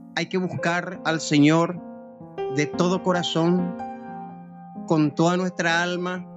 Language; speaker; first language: Spanish; native; Spanish